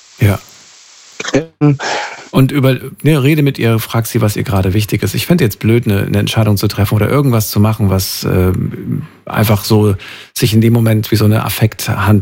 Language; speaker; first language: German; native; German